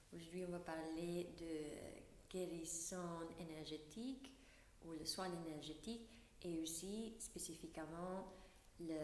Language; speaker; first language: French; non-native, learner; English